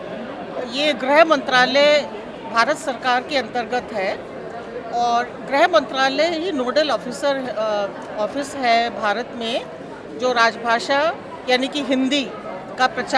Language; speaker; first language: Hindi; native; Hindi